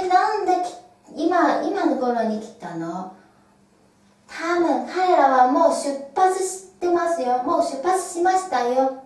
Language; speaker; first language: Japanese; non-native, fluent; Chinese